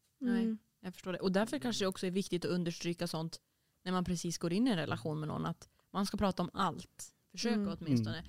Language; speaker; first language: Swedish; native; Swedish